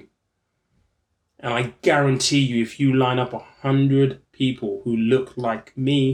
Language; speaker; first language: English; native; English